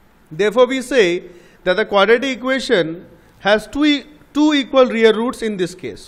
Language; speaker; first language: English; non-native, local second language; Bangla